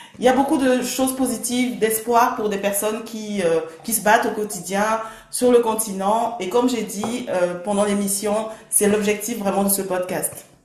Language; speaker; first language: French; native; French